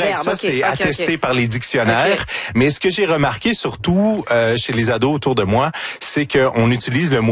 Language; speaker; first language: French; native; French